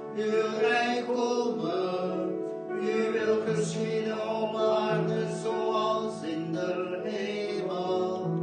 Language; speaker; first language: Dutch; non-native, fluent; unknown